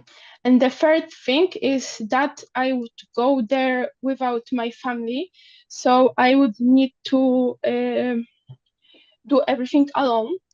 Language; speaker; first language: English; non-native, learner; Polish